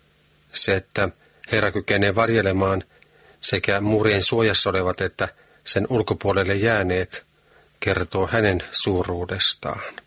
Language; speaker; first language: Finnish; native; Finnish